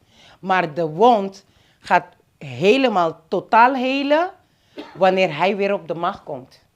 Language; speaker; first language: Dutch; non-native, local second language; Papiamento